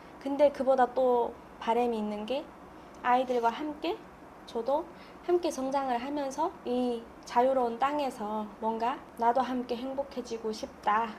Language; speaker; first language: Korean; native; Korean